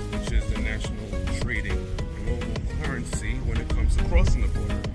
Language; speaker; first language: English; native; English